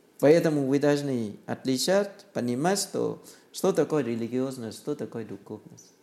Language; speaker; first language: Russian; non-native, learner; Thai